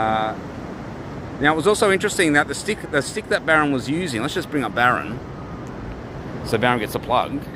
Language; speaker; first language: English; native; English